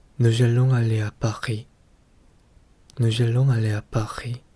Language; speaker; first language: French; non-native, learner; Korean